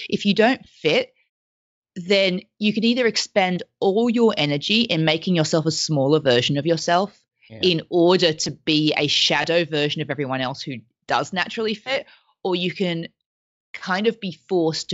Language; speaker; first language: English; non-native, local second language; French